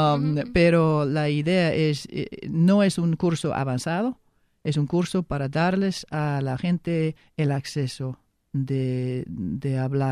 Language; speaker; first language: Spanish; non-native, fluent; English